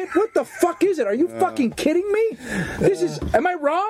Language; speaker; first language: English; native; English